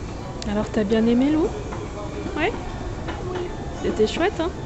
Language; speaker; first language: French; native; French